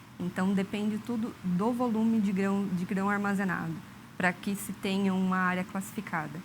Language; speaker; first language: Portuguese; native; Portuguese